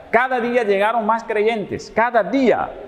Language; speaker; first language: Spanish; non-native, fluent; Dutch